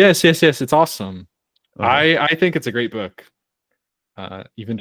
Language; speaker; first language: English; non-native, fluent; Croatian